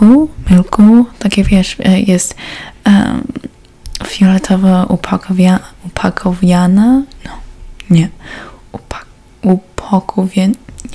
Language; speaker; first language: Polish; early bilingual, heritage; Polish